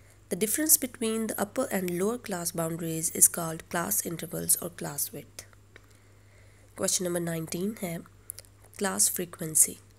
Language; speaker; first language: English; non-native, local second language; Urdu